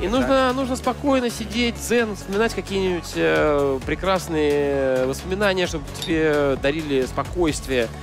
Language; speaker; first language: Russian; native; Russian